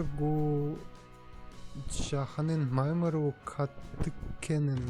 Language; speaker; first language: Korean; non-native, learner; Russian